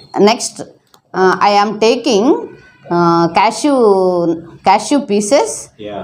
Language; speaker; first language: English; non-native, learner; Telugu